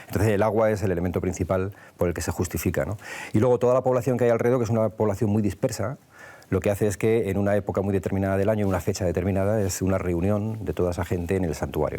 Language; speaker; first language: Spanish; native; Spanish